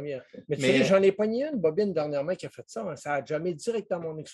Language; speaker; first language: French; native; French